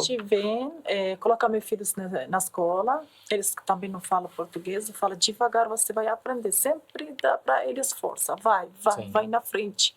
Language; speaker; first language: Portuguese; non-native, learner; Arabic